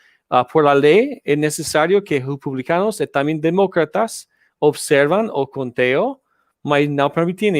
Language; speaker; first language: Portuguese; non-native, learner; English